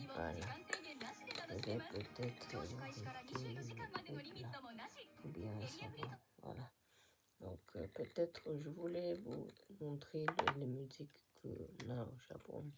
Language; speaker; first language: French; non-native, fluent; Japanese